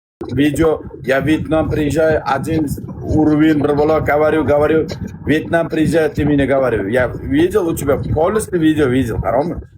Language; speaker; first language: Russian; non-native, learner; Uzbek